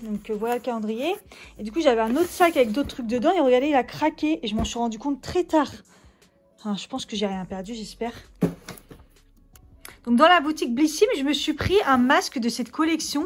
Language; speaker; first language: French; native; French